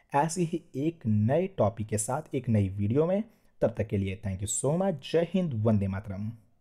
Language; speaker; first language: Hindi; non-native, local second language; Gujarati